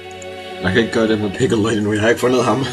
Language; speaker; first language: Danish; native; Danish